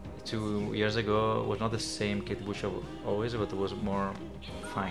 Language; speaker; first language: English; non-native, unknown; Italian